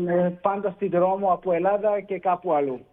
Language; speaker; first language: Greek; early bilingual, heritage; Greek